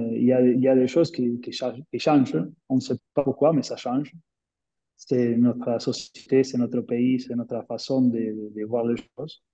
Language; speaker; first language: French; non-native, fluent; Spanish